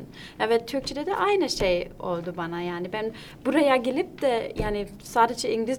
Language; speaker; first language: Turkish; non-native, fluent; German